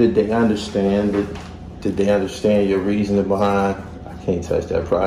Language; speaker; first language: English; native; English